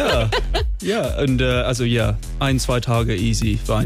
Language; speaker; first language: German; non-native, fluent; English